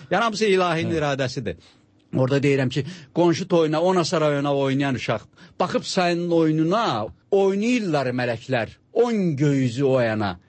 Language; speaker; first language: Azerbaijani; native; Azerbaijani